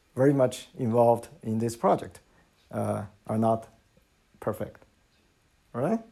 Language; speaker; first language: English; non-native, fluent; Chinese